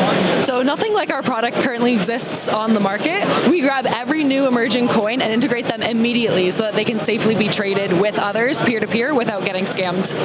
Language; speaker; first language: English; native; English